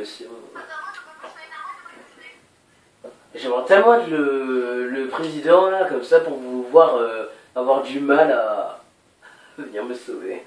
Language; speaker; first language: French; native; French